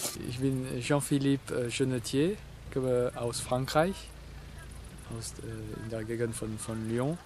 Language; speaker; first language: German; non-native, fluent; French